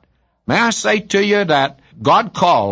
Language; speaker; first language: English; native; English